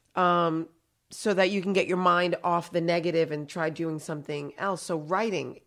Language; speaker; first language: English; early bilingual, other home language; Haitian Creole